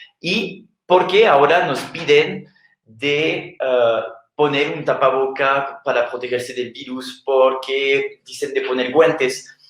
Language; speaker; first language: Spanish; non-native, fluent; French